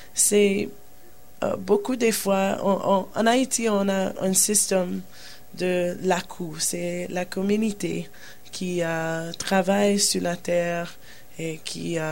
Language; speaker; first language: French; non-native, learner; English